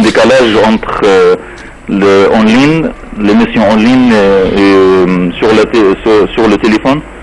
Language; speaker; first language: French; non-native, fluent; Arabic